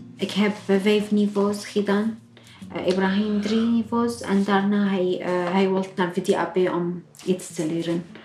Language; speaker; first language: Dutch; non-native, learner; Arabic